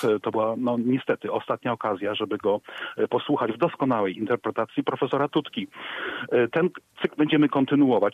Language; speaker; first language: Polish; native; Polish